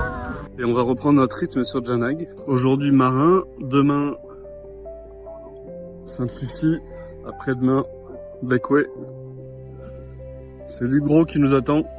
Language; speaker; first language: French; native; French